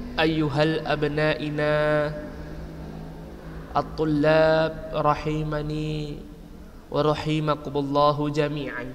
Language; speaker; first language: Arabic; non-native, fluent; Indonesian